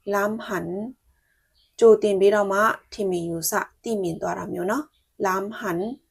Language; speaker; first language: Burmese; non-native, local second language; Shan